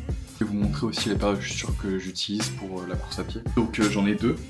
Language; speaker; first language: French; native; French